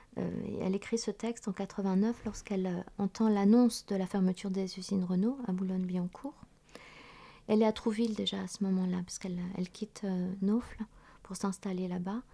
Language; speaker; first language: French; early bilingual, other home language; Vietnamese